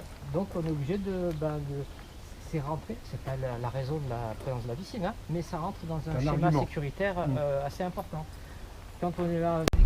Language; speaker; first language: French; native; French